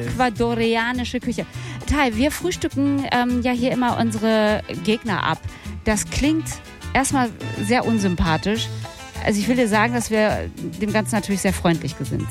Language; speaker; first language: German; native; German